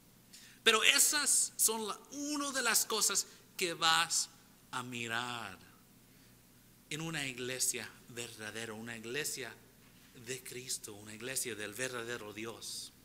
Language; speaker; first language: Spanish; early bilingual, heritage; English